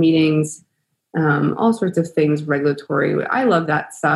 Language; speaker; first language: English; native; English